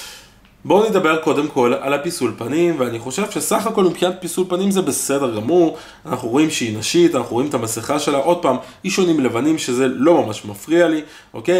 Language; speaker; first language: Hebrew; native; Hebrew